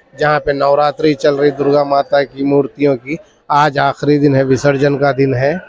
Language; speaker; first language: Hindi; native; Hindi